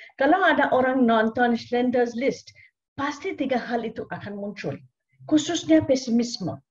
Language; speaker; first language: Indonesian; non-native, fluent; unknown